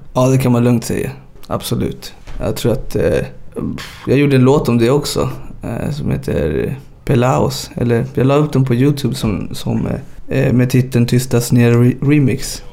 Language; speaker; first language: Swedish; early bilingual, other home language; Spanish